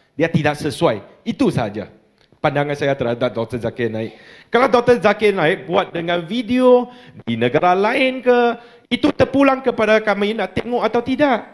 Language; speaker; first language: Malay; non-native, local second language; Chinese